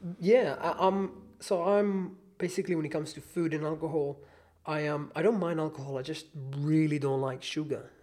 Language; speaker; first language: English; non-native, fluent; Hebrew